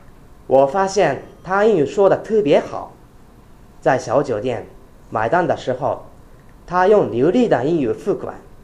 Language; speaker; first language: Chinese; non-native, fluent; Japanese